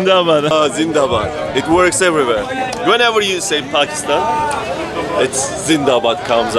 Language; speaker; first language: English; non-native, fluent; Turkish